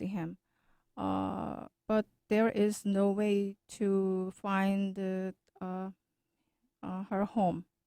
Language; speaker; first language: English; non-native, learner; Korean